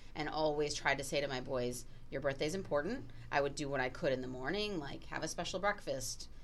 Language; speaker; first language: English; native; English